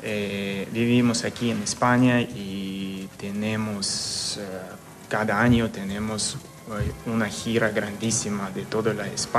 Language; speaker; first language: Spanish; non-native, fluent; Ukrainian